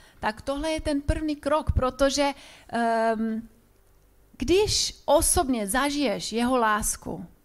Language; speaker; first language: Czech; non-native, fluent; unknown